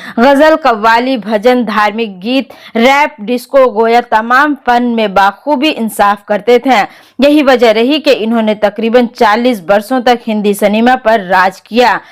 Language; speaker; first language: Hindi; native; Hindi